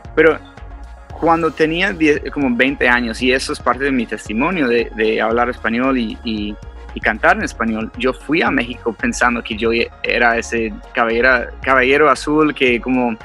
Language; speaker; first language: Spanish; non-native, fluent; English